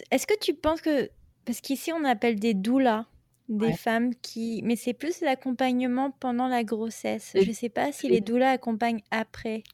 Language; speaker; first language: French; native; French